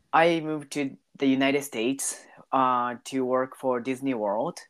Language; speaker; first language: English; non-native, learner; Japanese